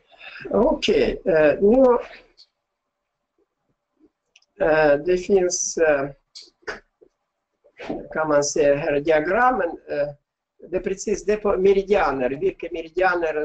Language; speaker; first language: Swedish; non-native, fluent; Russian